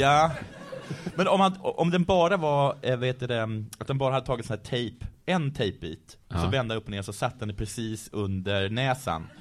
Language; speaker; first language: Swedish; native; Swedish